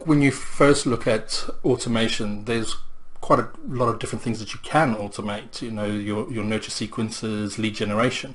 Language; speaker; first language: English; native; English